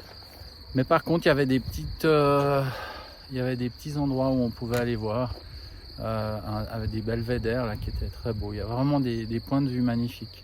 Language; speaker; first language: French; native; French